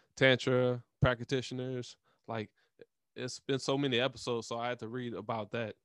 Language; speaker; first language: English; native; English